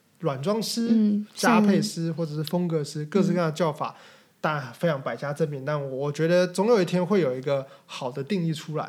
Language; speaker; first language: Chinese; native; Chinese